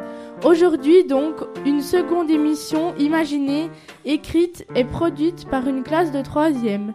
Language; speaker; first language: French; native; French